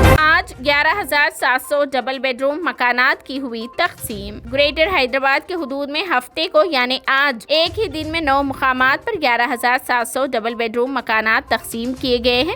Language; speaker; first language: Urdu; native; Urdu